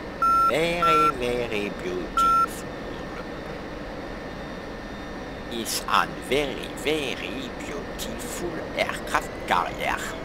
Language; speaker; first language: English; non-native, learner; French